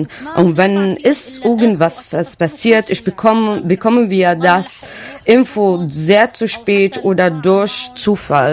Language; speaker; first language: German; non-native, learner; Arabic